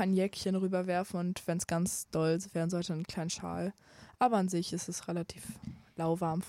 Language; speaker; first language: German; native; German